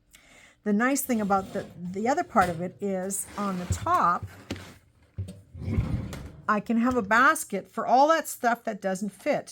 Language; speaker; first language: English; native; English